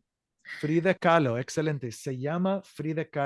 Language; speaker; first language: Spanish; non-native, fluent; English